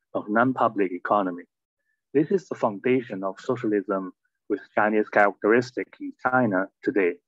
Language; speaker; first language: English; non-native, fluent; Chinese